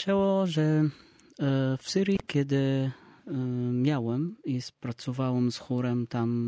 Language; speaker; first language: Polish; non-native, learner; Arabic